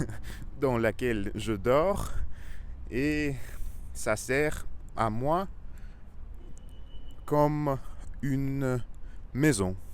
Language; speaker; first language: French; non-native, learner; Russian